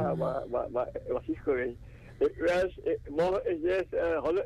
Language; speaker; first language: Dutch; non-native, learner; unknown